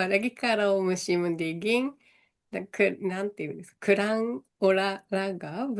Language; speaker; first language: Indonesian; non-native, learner; Japanese